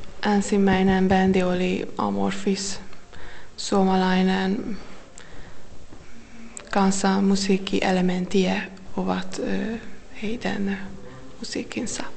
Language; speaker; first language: Finnish; non-native, learner; Hungarian